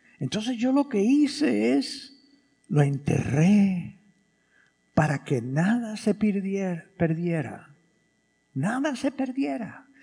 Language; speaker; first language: Spanish; early bilingual, heritage; English